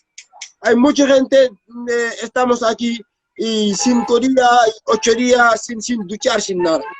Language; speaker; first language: Spanish; non-native, learner; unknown